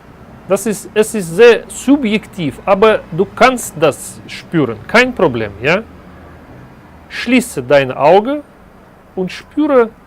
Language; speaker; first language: German; non-native, learner; Russian